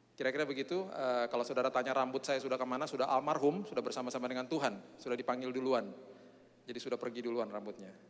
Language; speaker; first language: Indonesian; native; Indonesian